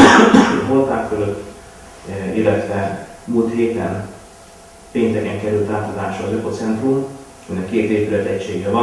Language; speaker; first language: Hungarian; native; Hungarian